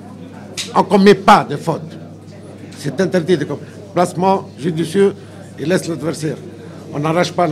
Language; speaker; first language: French; non-native, local second language; Arabic